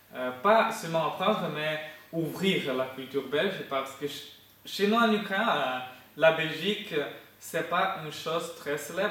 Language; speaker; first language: French; non-native, fluent; Ukrainian